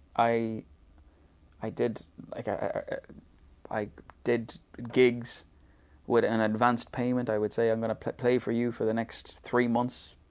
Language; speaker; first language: English; native; English